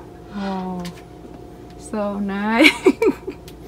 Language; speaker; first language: English; non-native, learner; Vietnamese